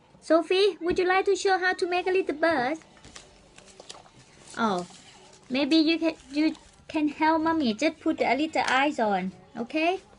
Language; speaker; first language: English; non-native, learner; Thai